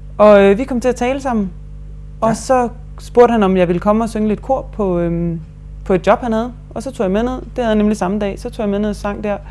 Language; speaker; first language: Danish; native; Danish